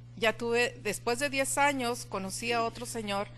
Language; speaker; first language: Spanish; native; Spanish